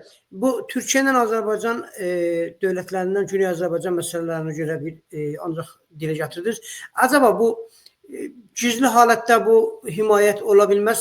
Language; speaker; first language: Turkish; non-native, learner; Azerbaijani